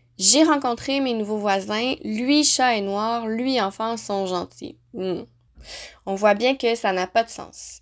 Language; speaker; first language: French; native; French